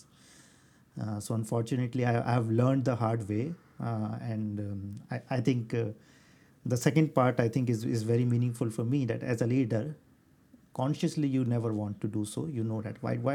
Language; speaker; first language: English; non-native, local second language; Hindi